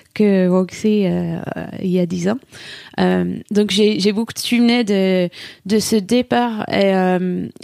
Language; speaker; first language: French; non-native, fluent; English